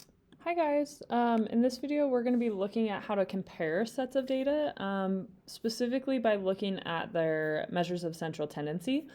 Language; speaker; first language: English; native; English